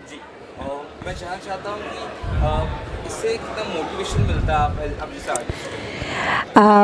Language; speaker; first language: Hindi; native; Hindi